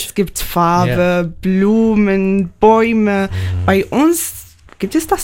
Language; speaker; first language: German; non-native, learner; Arabic